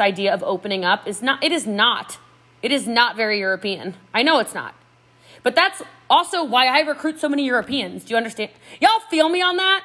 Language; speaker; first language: English; native; English